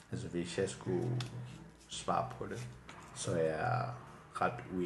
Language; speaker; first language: Danish; non-native, local second language; Kalaallisut